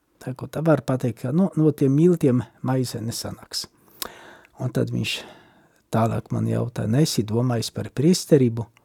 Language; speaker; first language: Latvian; non-native, fluent; Polish